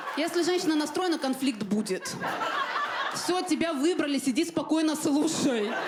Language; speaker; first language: Russian; early bilingual, other home language; Armenian